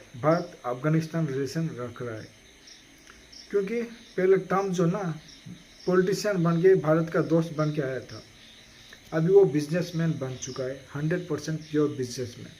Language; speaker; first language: Hindi; non-native, local second language; Odia